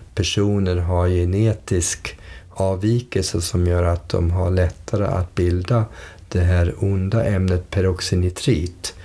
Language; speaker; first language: Swedish; early bilingual, other home language; English